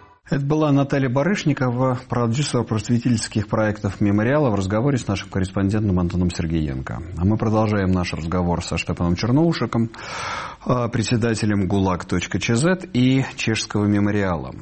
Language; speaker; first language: Russian; native; Russian